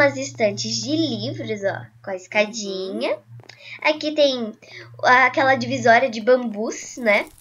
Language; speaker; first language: Portuguese; native; Portuguese